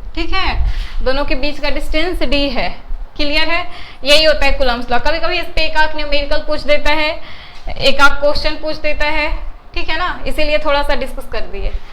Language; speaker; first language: Hindi; native; Hindi